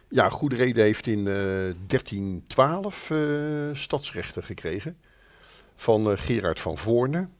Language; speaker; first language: Dutch; native; Dutch